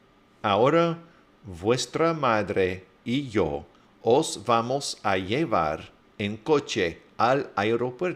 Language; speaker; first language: Spanish; non-native, fluent; English